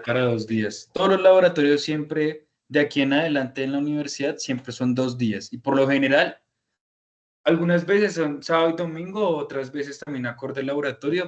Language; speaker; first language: Spanish; native; Spanish